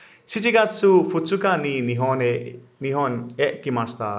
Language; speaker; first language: Japanese; non-native, fluent; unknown